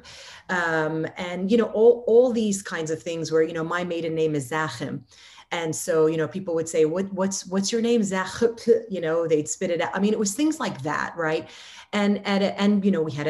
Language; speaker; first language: English; non-native, fluent; Arabic